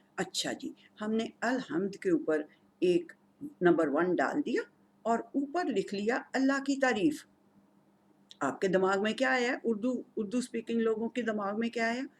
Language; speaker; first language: Urdu; non-native, local second language; Punjabi